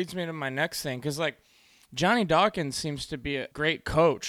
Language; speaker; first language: English; native; English